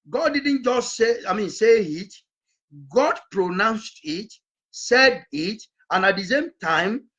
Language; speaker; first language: English; non-native, local second language; Yoruba